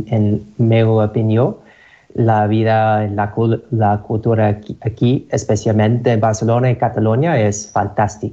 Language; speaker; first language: Catalan; non-native, learner; English